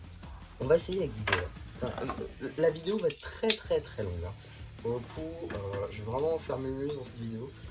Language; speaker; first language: French; native; French